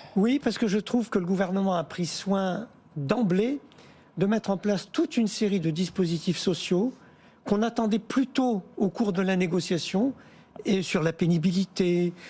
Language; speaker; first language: French; native; French